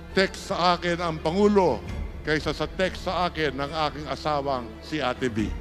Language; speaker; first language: Filipino; native; Filipino